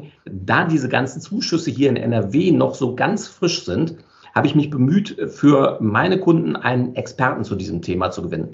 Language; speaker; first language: German; native; German